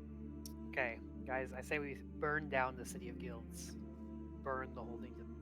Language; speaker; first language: English; native; English